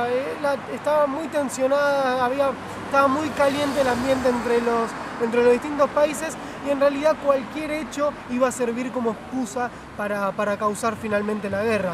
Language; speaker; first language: Spanish; native; Spanish